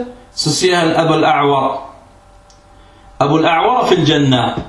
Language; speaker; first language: Danish; early bilingual, other home language; Arabic